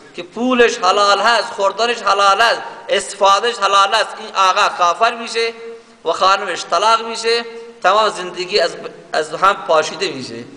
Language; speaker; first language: Persian; non-native, local second language; Baluchi